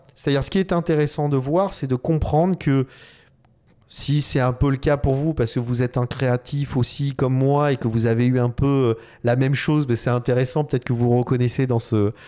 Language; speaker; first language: French; native; French